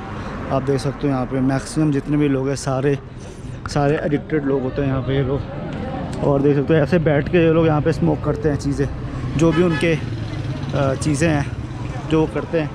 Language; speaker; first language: Hindi; native; Hindi